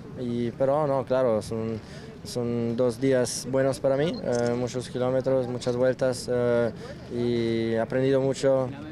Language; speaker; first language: Spanish; non-native, fluent; German